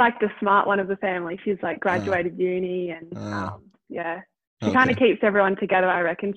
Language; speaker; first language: English; native; English